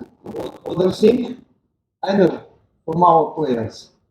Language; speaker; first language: English; non-native, learner; Portuguese